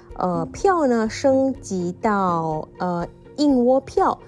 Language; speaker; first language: Chinese; non-native, fluent; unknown